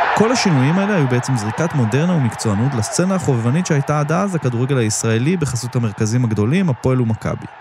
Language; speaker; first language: Hebrew; native; Hebrew